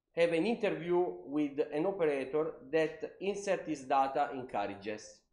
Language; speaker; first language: English; non-native, learner; Italian